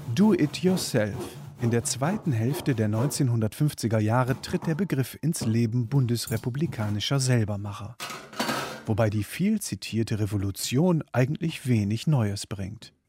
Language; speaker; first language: German; native; German